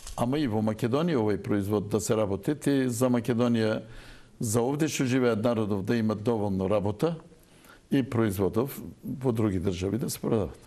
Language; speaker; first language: Macedonian; non-native, local second language; Turkish